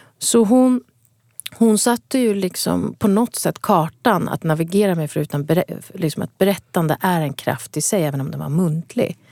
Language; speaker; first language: Swedish; early bilingual, other home language; Kurdish